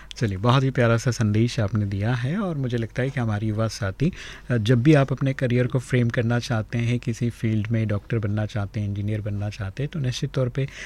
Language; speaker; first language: Hindi; native; Hindi